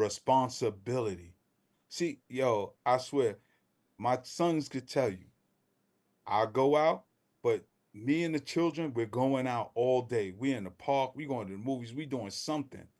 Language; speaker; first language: English; native; English